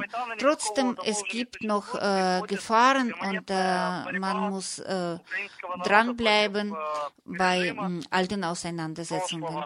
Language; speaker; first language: German; non-native, fluent; Russian